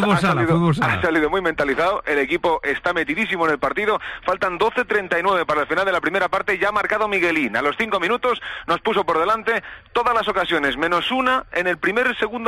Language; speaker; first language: Spanish; native; Spanish